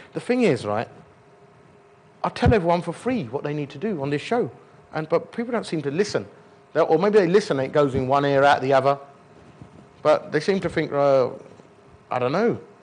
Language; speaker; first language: English; early bilingual, other home language; Punjabi